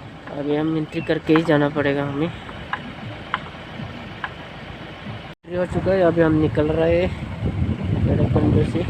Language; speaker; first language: Hindi; non-native, local second language; Bodo